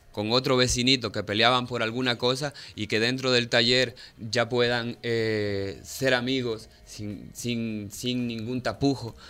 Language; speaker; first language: Spanish; native; Spanish